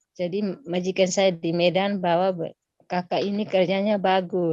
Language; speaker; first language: Indonesian; non-native, local second language; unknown